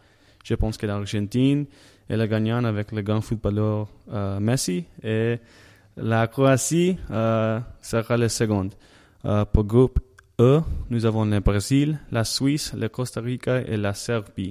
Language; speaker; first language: French; non-native, learner; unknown